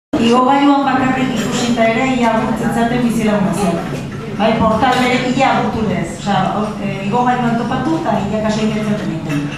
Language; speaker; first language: Basque; native; Basque